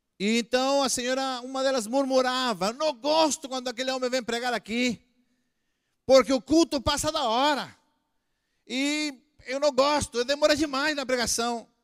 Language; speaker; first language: Portuguese; non-native, fluent; Spanish